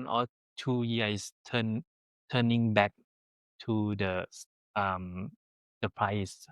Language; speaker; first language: English; non-native, learner; Thai